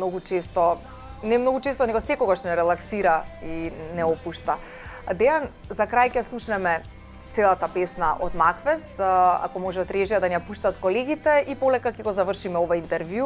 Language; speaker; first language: Macedonian; native; Macedonian